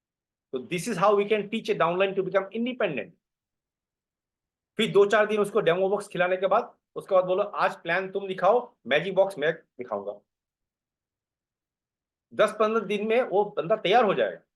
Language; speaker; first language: Hindi; non-native, local second language; Bangla